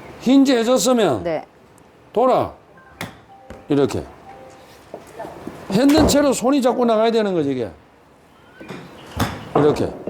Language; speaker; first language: Korean; native; Korean